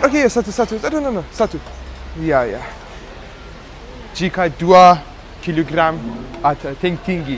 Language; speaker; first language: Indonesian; non-native, learner; Persian